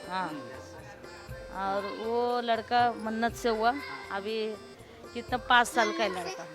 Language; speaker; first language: Hindi; non-native, local second language; Kannada